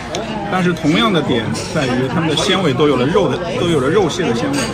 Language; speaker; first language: Chinese; native; Chinese